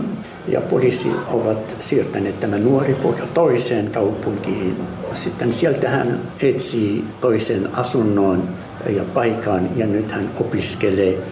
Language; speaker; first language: Finnish; non-native, learner; Arabic